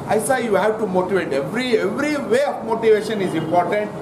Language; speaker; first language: Hindi; non-native, local second language; Kannada